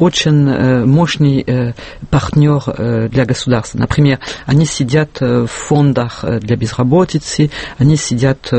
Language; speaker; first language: Russian; non-native, fluent; French